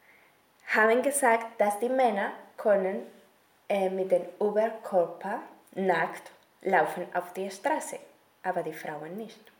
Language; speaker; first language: German; non-native, learner; Spanish